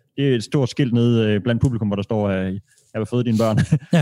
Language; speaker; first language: Danish; native; Danish